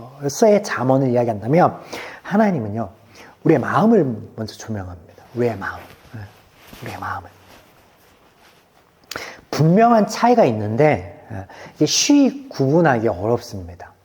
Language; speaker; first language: Korean; native; Korean